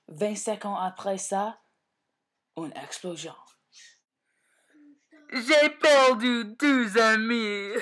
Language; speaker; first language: French; non-native, learner; English